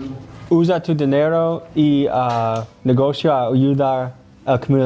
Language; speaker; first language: Spanish; non-native, learner; English